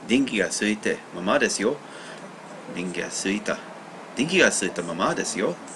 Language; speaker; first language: Japanese; non-native, learner; English